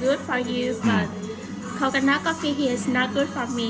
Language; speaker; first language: English; non-native, learner; Vietnamese